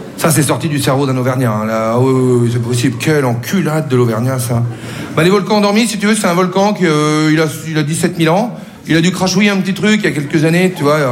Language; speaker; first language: French; native; French